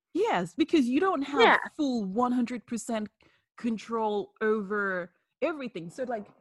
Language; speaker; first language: English; non-native, local second language; Yoruba